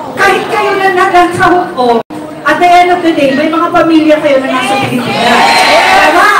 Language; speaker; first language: Filipino; non-native, local second language; Waray